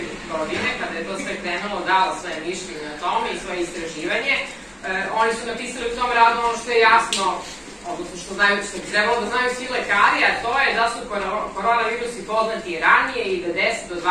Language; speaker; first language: Serbian; native; Serbian